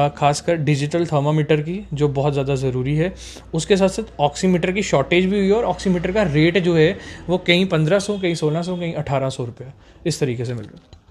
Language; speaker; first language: Hindi; non-native, local second language; Dogri